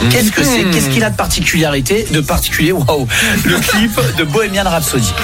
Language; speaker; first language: French; native; French